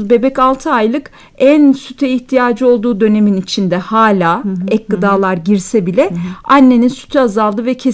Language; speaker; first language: Turkish; native; Turkish